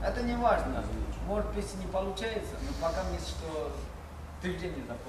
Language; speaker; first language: Russian; non-native, learner; Chinese